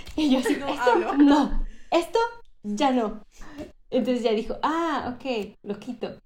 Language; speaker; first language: Spanish; native; Spanish